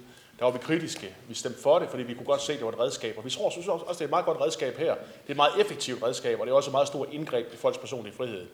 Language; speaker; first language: Danish; native; Danish